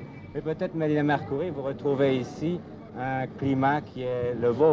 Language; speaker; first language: French; native; French